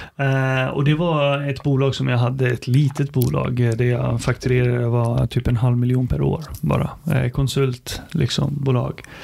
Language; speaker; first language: Swedish; early bilingual, other home language; Arabic